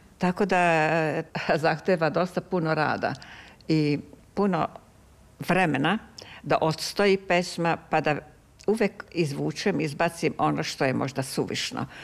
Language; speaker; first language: Serbian; non-native, local second language; Hungarian